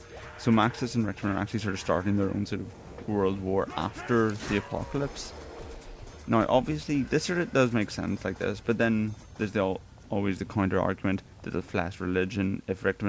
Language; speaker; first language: English; native; English